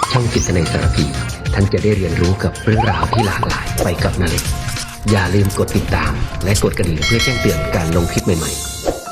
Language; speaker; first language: Thai; native; Thai